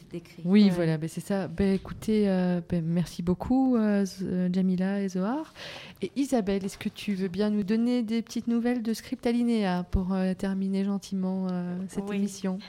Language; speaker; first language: French; native; French